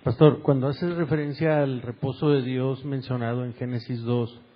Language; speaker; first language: Spanish; native; Spanish